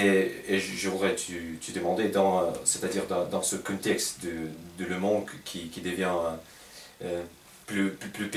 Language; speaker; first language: French; non-native, fluent; Russian